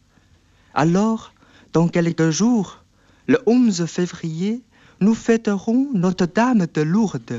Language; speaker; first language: French; non-native, fluent; Chinese